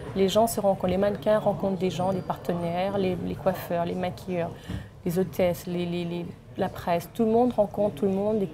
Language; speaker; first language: French; early bilingual, other home language; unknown